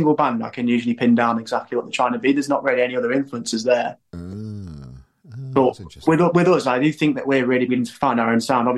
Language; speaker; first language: English; native; English